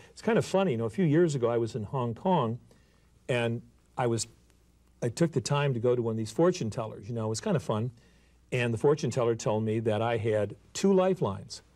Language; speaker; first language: English; native; English